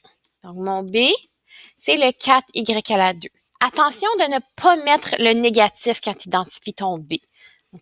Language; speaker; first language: French; native; French